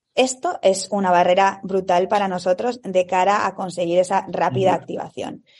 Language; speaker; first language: Spanish; native; Spanish